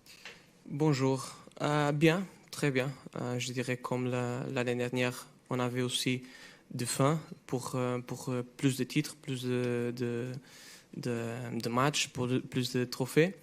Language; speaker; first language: French; non-native, fluent; Portuguese